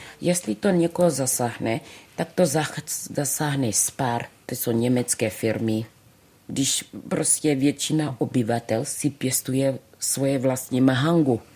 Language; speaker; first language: Czech; early bilingual, other home language; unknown